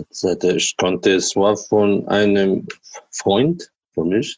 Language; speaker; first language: German; non-native, learner; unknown